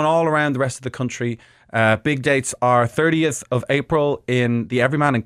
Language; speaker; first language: English; native; English